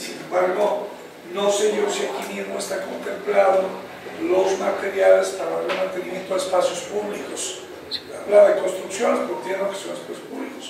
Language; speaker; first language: Spanish; native; Spanish